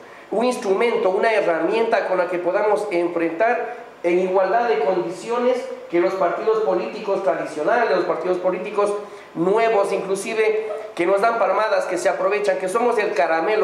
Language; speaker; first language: Spanish; native; Spanish